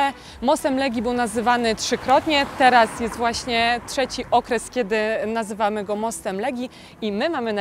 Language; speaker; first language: Polish; native; Polish